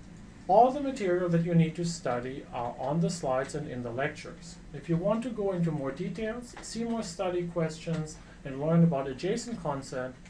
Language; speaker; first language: English; non-native, fluent; German